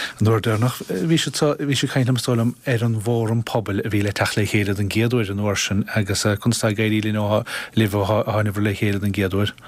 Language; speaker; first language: Irish; native; Irish